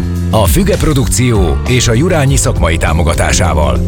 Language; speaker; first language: Hungarian; native; Hungarian